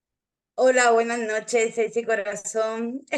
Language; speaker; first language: Spanish; native; Spanish